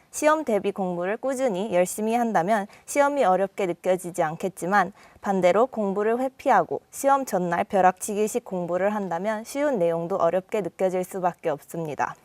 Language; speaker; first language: Korean; native; Korean